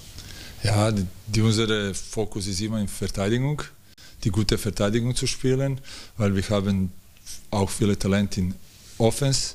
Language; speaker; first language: German; non-native, fluent; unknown